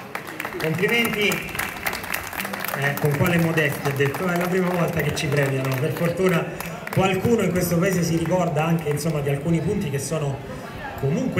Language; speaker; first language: Italian; native; Italian